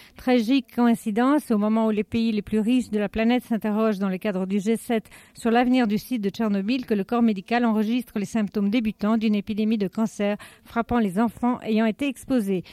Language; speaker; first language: French; native; French